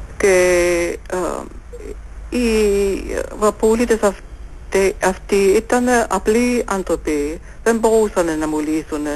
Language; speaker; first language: Greek; non-native, fluent; German